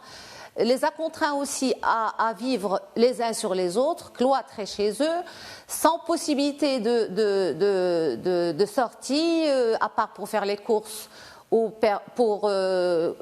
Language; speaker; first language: French; non-native, local second language; Arabic